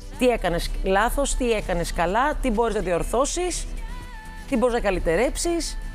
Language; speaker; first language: Greek; early bilingual, heritage; Greek